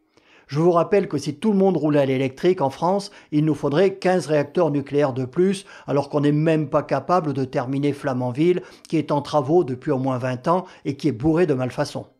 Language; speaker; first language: French; native; French